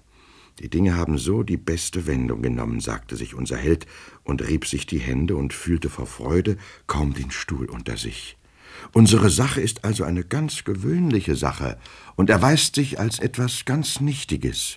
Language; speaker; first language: German; native; German